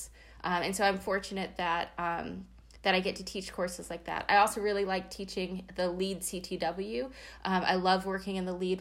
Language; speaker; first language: English; native; English